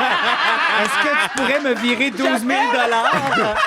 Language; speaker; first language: French; native; French